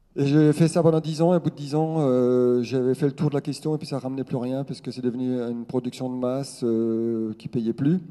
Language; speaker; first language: French; non-native, local second language; Swiss German